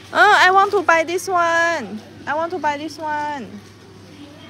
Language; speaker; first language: English; non-native, learner; Chinese